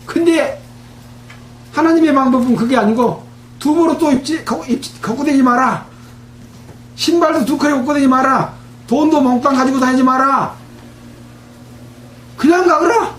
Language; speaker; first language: Korean; native; Korean